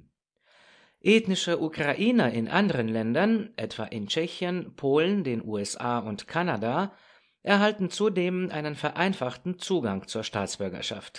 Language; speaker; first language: German; non-native, fluent; Romanian